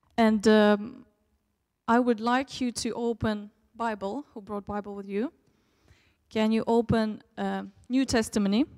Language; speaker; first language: English; early bilingual, other home language; Russian